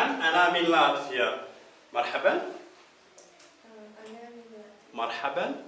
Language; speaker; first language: Arabic; non-native, fluent; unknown